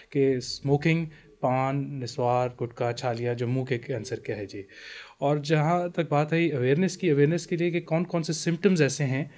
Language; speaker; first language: Urdu; native; Urdu